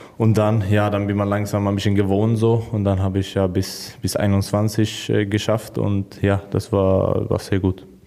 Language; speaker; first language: German; non-native, learner; Swedish